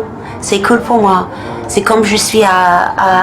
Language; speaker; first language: French; non-native, fluent; English